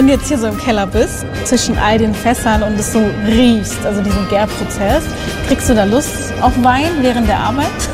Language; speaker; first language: German; native; German